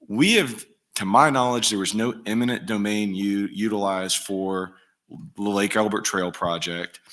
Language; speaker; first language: English; native; English